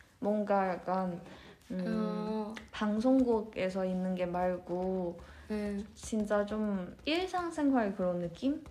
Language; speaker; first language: Korean; non-native, fluent; Cantonese